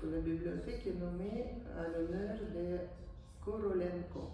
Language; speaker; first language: French; non-native, fluent; Ukrainian